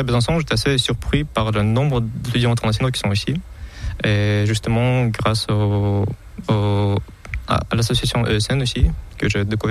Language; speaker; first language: French; non-native, fluent; Kazakh